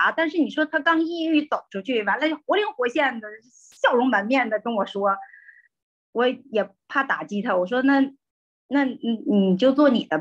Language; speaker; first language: Chinese; native; Chinese